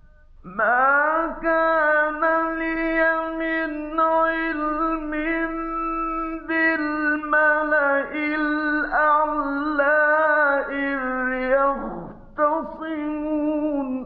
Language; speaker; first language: Arabic; native; Arabic